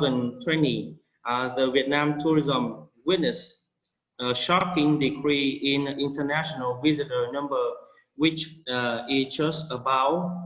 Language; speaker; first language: English; non-native, fluent; Vietnamese